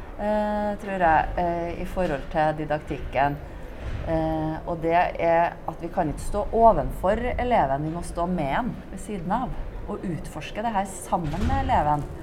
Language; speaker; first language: Norwegian; native; Norwegian